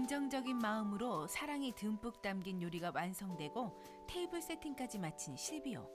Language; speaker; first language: Korean; native; Korean